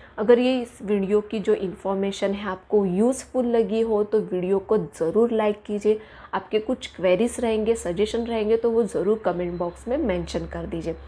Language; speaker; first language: Hindi; non-native, local second language; Marathi